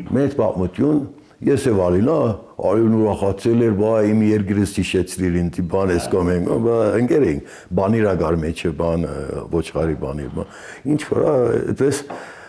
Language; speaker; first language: Armenian; early bilingual, heritage; Armenian